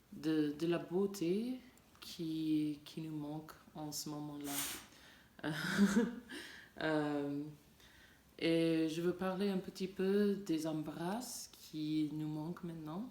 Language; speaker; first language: French; non-native, learner; English